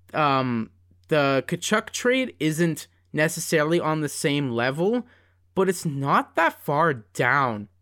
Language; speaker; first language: English; native; English